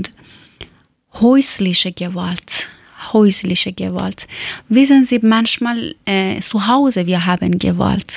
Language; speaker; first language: German; non-native, learner; Persian